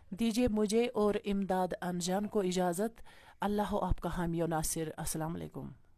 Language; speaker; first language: Urdu; non-native, local second language; Kashmiri